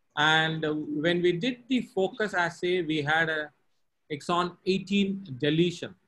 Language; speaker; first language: English; non-native, local second language; Tamil